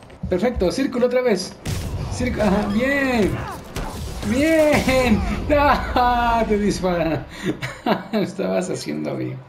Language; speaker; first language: Spanish; native; Spanish